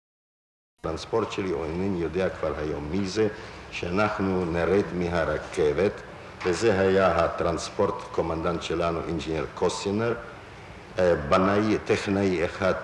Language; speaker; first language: Hebrew; non-native, fluent; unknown